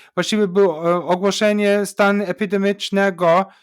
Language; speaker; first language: Polish; non-native, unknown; German